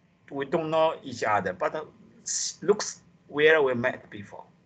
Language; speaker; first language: English; non-native, local second language; Chinese